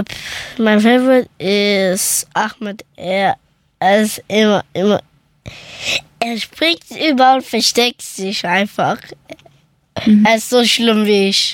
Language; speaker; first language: German; early bilingual, other home language; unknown